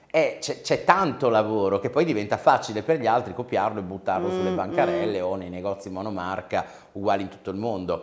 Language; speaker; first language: Italian; native; Italian